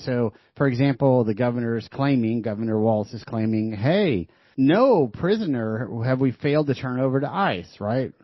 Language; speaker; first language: English; native; English